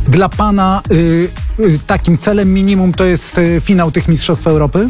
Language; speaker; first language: Polish; native; Polish